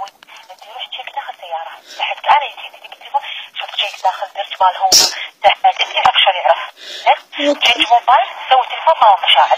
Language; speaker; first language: Arabic; non-native, learner; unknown